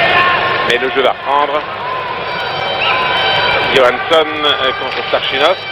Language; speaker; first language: French; native; French